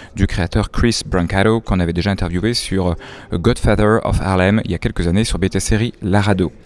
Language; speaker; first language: French; native; French